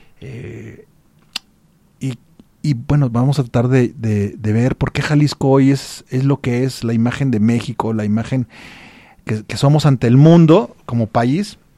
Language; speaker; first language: Spanish; native; Spanish